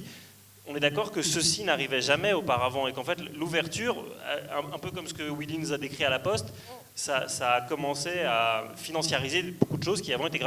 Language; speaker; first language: French; native; French